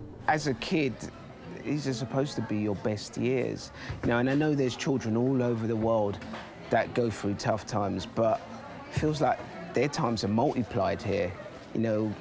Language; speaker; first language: English; native; English